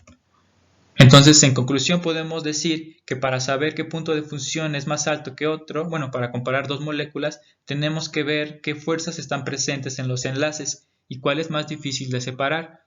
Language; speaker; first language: Spanish; native; Spanish